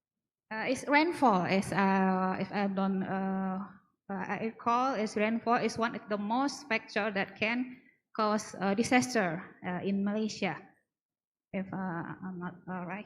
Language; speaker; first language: English; non-native, learner; Indonesian